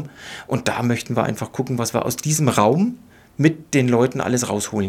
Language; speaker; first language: German; native; German